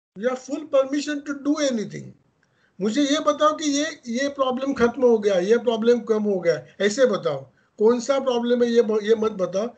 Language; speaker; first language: Hindi; non-native, local second language; Marathi